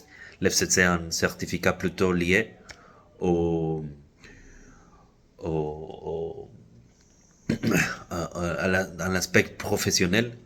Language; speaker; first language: French; non-native, fluent; Spanish